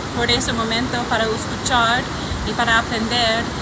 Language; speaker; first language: Spanish; non-native, learner; English